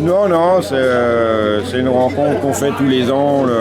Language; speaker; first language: French; native; French